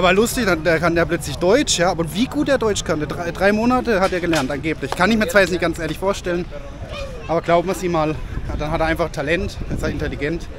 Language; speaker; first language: German; native; German